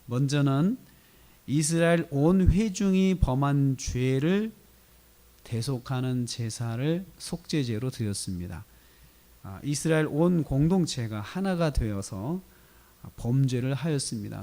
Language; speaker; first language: Korean; native; Korean